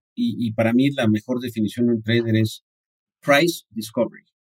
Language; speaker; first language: Spanish; native; Spanish